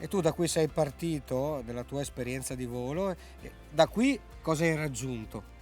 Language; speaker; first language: Italian; native; Italian